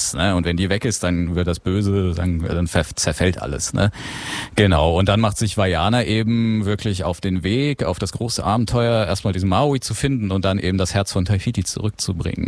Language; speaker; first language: German; native; German